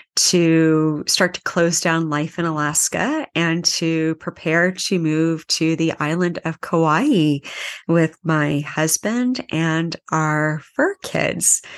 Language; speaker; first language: English; native; English